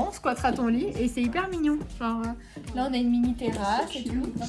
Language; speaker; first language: French; native; French